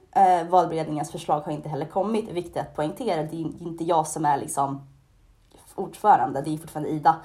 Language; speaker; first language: Swedish; early bilingual, other home language; Hungarian